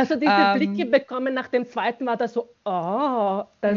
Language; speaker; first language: German; non-native, fluent; Bosnian